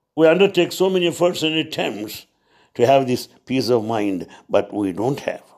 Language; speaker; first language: English; non-native, local second language; Telugu